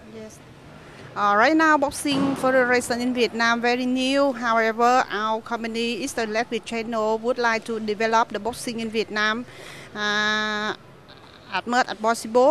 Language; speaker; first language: English; non-native, learner; Vietnamese